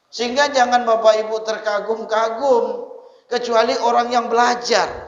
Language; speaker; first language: Malay; native; Malay